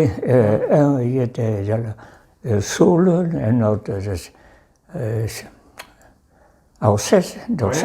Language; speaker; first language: French; non-native, local second language; Basque